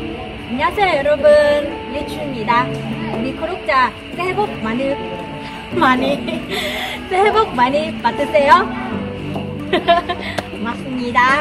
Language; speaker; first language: Korean; non-native, learner; Vietnamese